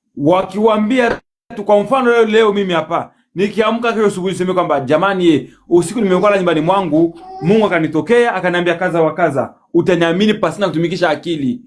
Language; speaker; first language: Swahili; native; Swahili